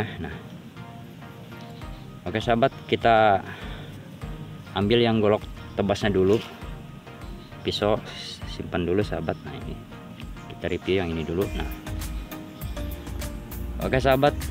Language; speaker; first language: Indonesian; non-native, local second language; Sundanese